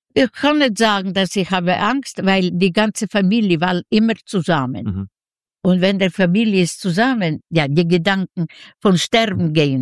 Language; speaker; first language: German; non-native, learner; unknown